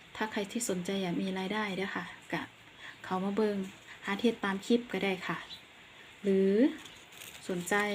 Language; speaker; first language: Thai; non-native, local second language; Northeastern Thai